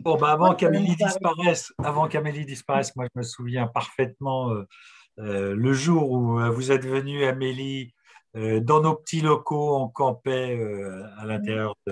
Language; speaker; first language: French; native; French